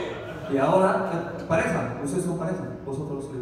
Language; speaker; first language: Spanish; non-native, learner; Korean